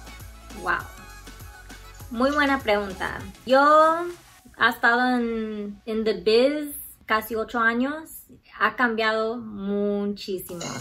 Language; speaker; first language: Spanish; early bilingual, heritage; Spanish